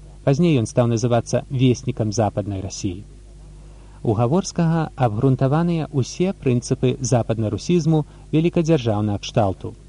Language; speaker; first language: Belarusian; native; Belarusian